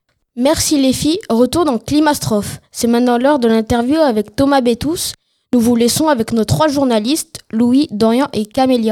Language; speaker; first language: French; native; French